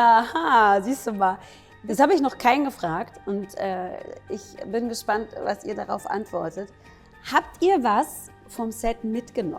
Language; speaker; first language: German; native; German